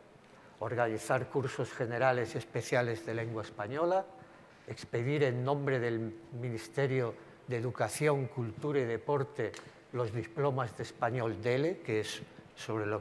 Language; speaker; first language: Spanish; native; Spanish